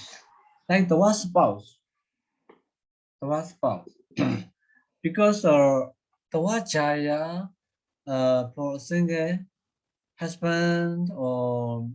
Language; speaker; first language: English; non-native, fluent; Burmese